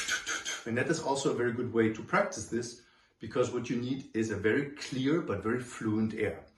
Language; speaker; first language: English; non-native, fluent; German